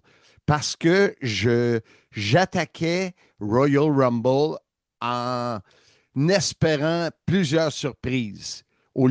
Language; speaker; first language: French; native; French